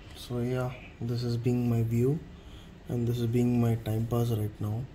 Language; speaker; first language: English; non-native, local second language; Tamil